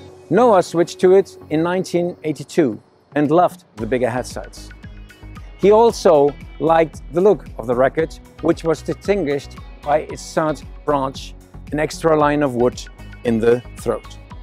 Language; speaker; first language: English; non-native, fluent; German